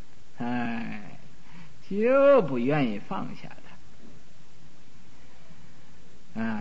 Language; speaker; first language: Chinese; native; Chinese